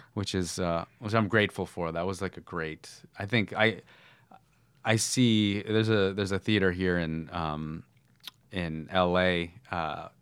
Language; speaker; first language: English; native; English